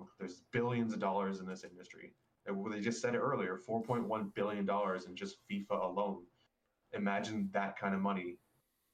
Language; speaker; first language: English; native; English